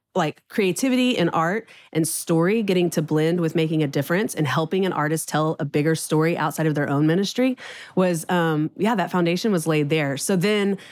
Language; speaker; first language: English; native; English